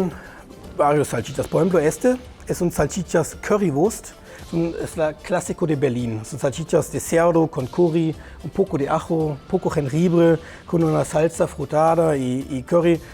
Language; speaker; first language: Spanish; non-native, learner; German